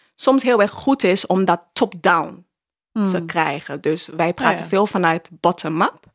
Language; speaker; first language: Dutch; early bilingual, other home language; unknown